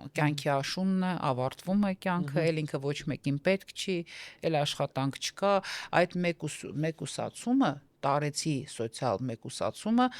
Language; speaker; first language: Armenian; native; Armenian